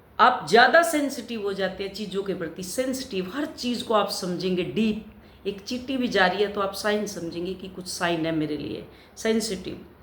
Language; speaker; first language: Hindi; native; Hindi